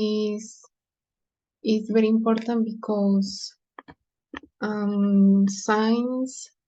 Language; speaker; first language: English; non-native, learner; Spanish